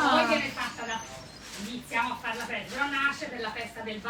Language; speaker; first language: Italian; native; Italian